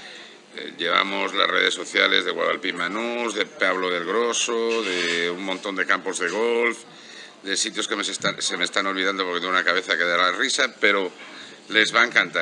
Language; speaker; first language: Spanish; native; Spanish